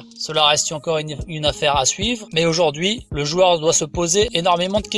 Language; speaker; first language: French; native; French